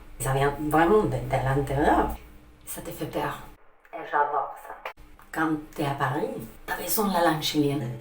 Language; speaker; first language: French; non-native, fluent; Spanish